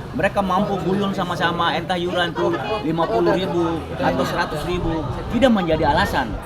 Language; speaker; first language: Indonesian; native; Indonesian